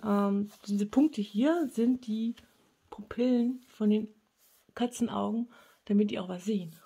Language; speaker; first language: German; native; German